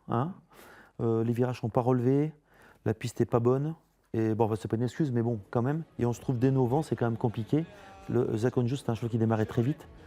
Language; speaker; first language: French; native; French